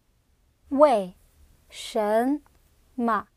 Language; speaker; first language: Chinese; non-native, learner; English